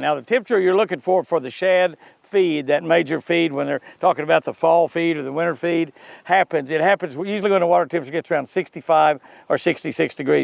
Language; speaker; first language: English; native; English